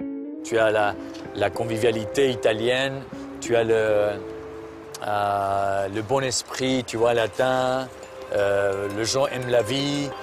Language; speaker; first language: French; non-native, fluent; Spanish